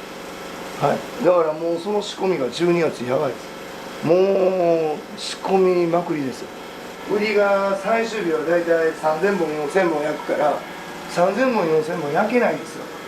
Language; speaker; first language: Japanese; native; Japanese